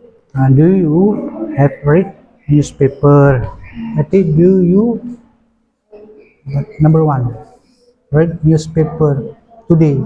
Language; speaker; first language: English; non-native, learner; Indonesian